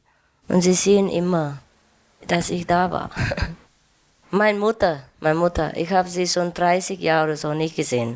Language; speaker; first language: German; non-native, learner; Vietnamese